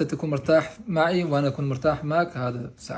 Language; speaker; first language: Arabic; non-native, learner; Pashto